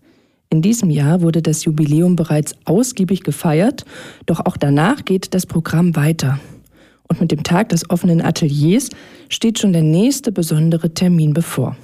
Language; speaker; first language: German; native; German